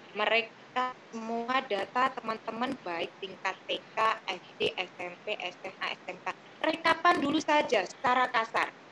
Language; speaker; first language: Indonesian; non-native, local second language; Javanese